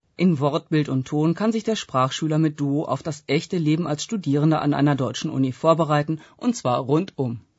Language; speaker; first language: German; native; German